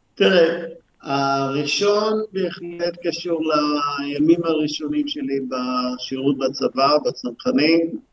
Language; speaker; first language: Hebrew; non-native, local second language; Arabic